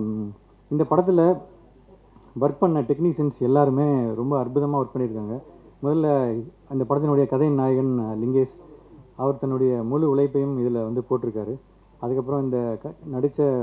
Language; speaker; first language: Tamil; native; Tamil